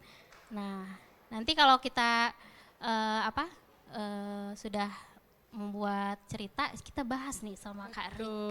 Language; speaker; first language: Indonesian; native; Indonesian